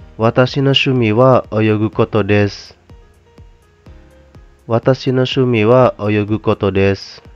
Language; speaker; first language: Japanese; non-native, fluent; Indonesian